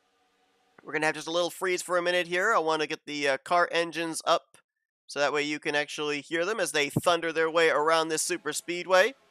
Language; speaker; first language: English; native; English